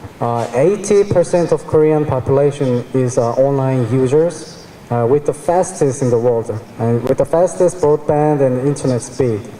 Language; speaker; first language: English; non-native, fluent; Korean